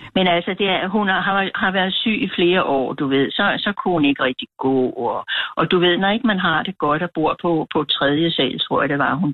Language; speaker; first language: Danish; native; Danish